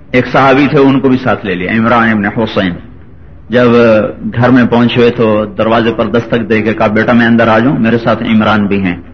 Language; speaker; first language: Urdu; native; Urdu